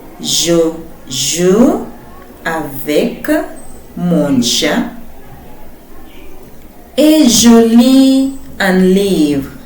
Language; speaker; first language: French; non-native, fluent; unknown